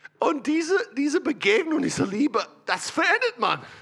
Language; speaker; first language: German; non-native, learner; English